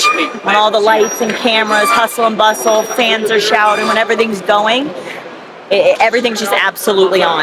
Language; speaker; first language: English; native; English